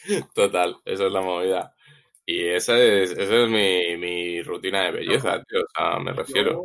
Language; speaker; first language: Spanish; native; Spanish